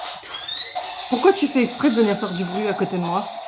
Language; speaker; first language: French; native; French